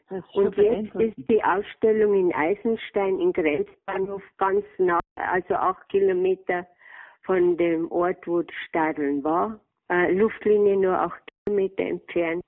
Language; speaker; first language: German; native; German